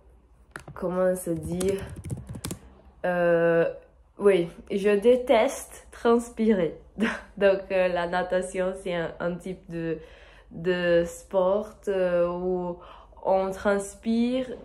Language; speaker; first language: French; non-native, fluent; Portuguese